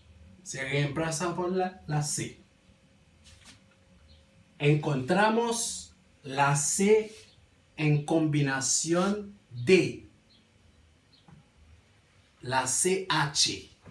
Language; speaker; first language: Spanish; non-native, learner; Haitian Creole